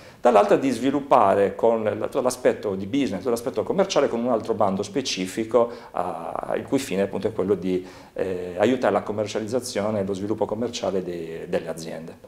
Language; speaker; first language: Italian; native; Italian